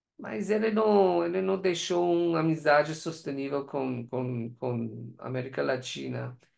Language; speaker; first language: Portuguese; non-native, learner; Persian